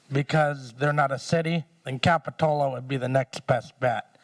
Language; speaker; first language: English; native; English